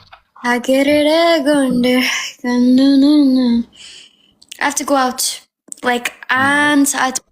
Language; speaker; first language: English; non-native, learner; Amharic